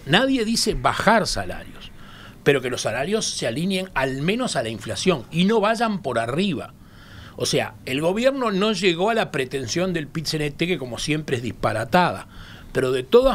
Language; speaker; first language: Spanish; native; Spanish